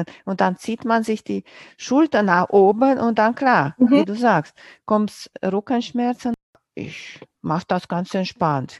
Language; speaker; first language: German; non-native, fluent; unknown